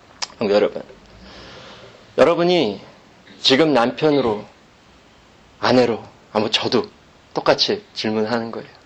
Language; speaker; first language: Korean; native; Korean